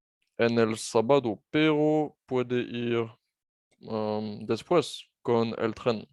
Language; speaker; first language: Spanish; non-native, fluent; French